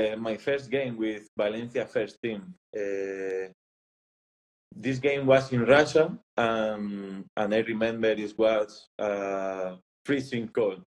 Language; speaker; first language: English; non-native, learner; Spanish